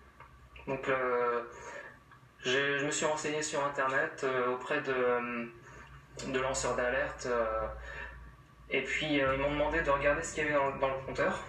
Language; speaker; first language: French; native; French